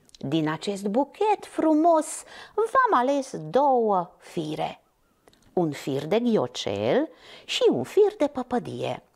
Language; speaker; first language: Romanian; non-native, local second language; Hungarian